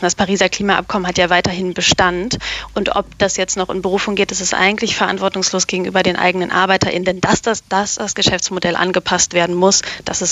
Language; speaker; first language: German; native; German